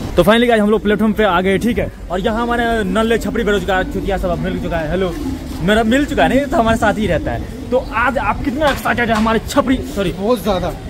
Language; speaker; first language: Hindi; native; Hindi